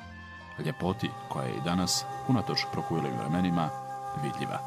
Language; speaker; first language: Croatian; native; Croatian